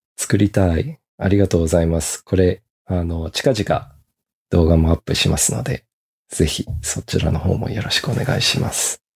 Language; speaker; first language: Japanese; early bilingual, heritage; Japanese